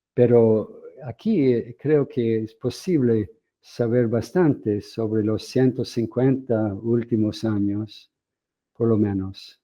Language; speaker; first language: Spanish; non-native, fluent; English